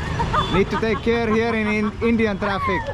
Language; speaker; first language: English; non-native, fluent; Finnish